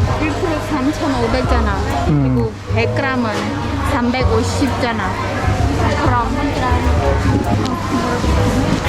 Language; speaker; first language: Korean; non-native, learner; Khmer